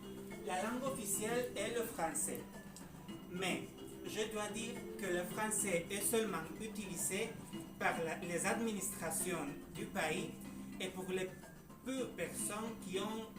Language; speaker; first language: French; non-native, learner; Spanish